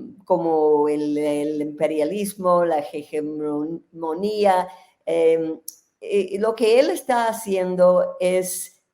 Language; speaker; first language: Spanish; non-native, fluent; English